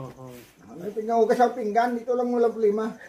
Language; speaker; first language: Filipino; non-native, local second language; Cebuano